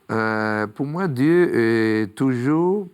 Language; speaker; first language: French; non-native, fluent; Spanish